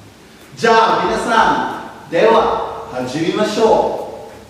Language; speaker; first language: Japanese; non-native, fluent; Cebuano